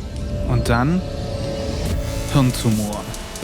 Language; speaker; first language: German; native; German